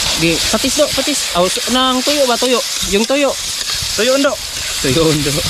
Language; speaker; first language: Filipino; non-native, local second language; Cebuano